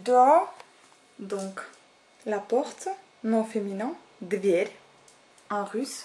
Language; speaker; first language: French; native; French